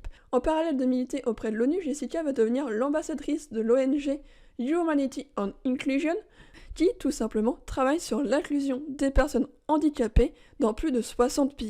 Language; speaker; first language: French; native; French